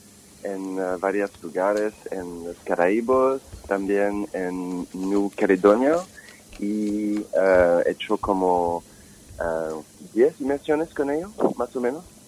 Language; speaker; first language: Spanish; non-native, fluent; French